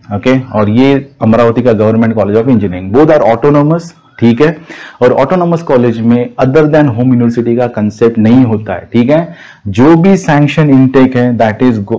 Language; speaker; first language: Hindi; non-native, local second language; Marathi